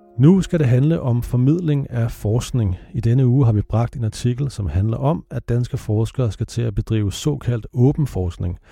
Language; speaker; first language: Danish; native; Danish